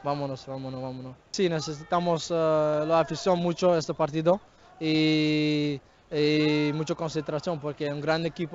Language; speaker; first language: Spanish; non-native, learner; Dutch